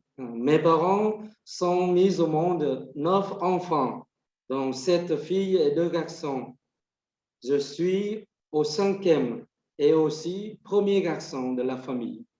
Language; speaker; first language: French; non-native, fluent; Vietnamese